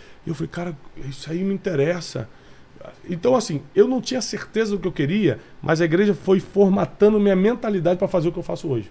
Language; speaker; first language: Portuguese; native; Portuguese